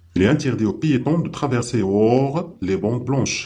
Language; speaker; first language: French; non-native, local second language; Arabic